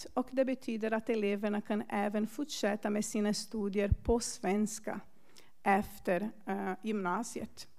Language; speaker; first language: Swedish; non-native, fluent; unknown